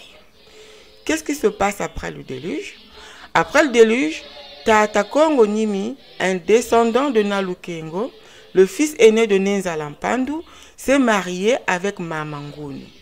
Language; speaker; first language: French; non-native, local second language; Kongo